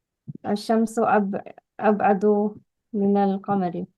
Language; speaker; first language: Arabic; non-native, learner; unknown